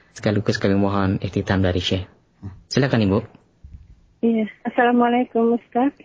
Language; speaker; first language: Indonesian; native; Indonesian